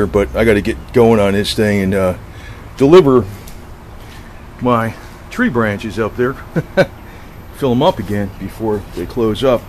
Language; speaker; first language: English; native; English